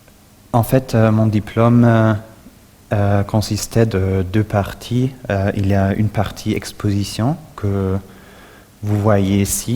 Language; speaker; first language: French; non-native, fluent; German